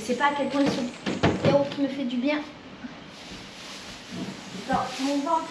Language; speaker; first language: French; native; French